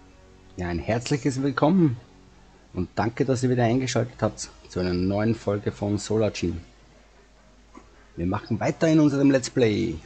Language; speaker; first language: German; native; German